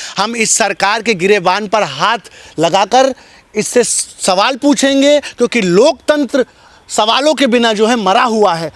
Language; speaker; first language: Hindi; native; Hindi